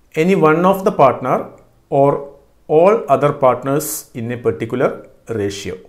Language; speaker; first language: English; non-native, local second language; Malayalam